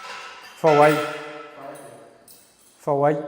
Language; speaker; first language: English; non-native, learner; French